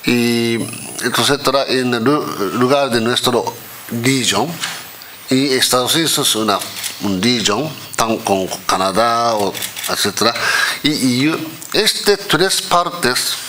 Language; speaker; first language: Spanish; non-native, fluent; Japanese